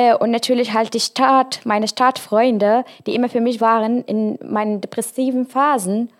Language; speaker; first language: German; non-native, fluent; Arabic